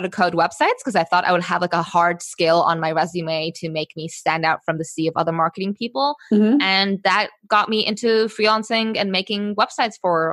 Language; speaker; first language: English; native; English